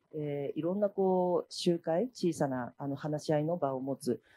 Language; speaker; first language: Japanese; native; Japanese